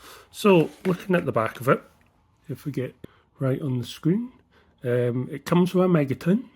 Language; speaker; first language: English; native; English